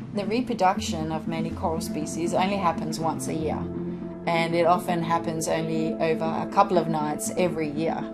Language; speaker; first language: English; non-native, fluent; Danish